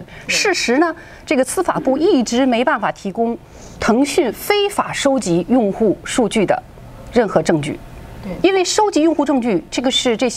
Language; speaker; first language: Chinese; native; Chinese